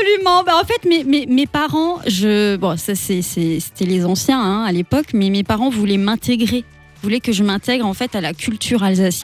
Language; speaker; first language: French; native; French